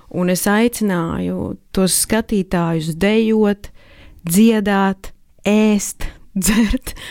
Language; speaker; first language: Latvian; native; Latvian